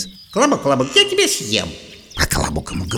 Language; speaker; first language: Russian; native; Russian